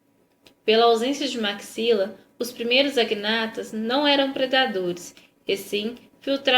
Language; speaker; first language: Portuguese; native; Portuguese